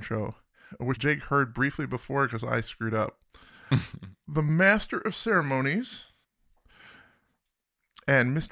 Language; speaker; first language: English; native; English